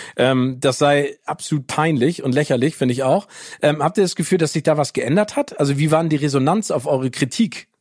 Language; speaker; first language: German; early bilingual, other home language; English